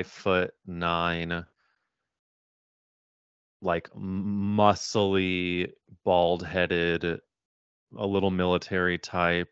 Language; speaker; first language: English; native; English